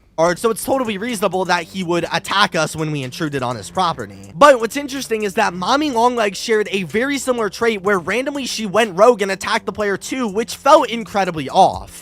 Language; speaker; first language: English; native; English